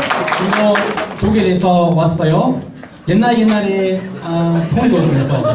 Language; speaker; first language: Korean; non-native, learner; German